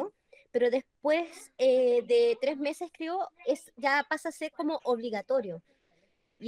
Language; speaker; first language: Spanish; native; Spanish